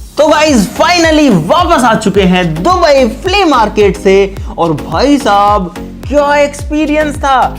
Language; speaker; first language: Hindi; native; Hindi